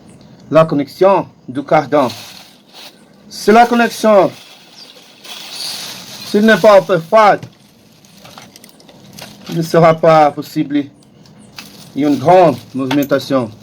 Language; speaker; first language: French; non-native, learner; Portuguese